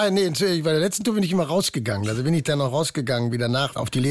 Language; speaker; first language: German; native; German